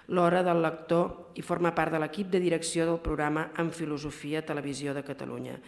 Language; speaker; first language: Catalan; native; Catalan